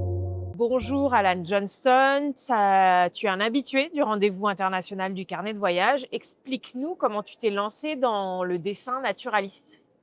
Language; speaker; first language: French; native; French